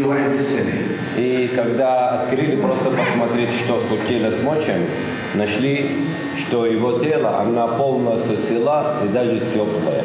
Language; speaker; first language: Russian; non-native, learner; Arabic